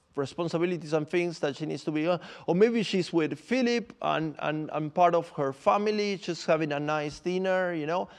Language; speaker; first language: English; non-native, fluent; Spanish